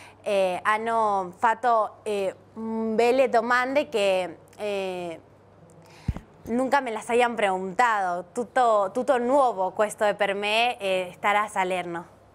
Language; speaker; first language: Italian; non-native, learner; Spanish